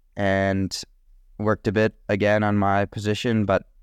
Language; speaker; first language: English; native; English